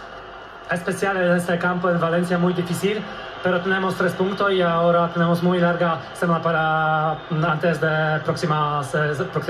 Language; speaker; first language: Spanish; non-native, learner; Polish